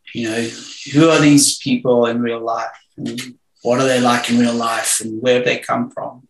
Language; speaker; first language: English; native; English